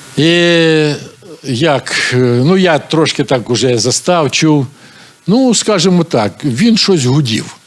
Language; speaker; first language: Ukrainian; non-native, local second language; Russian